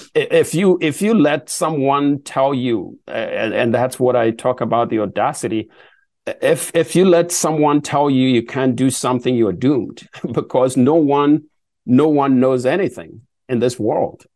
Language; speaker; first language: English; non-native, local second language; Akan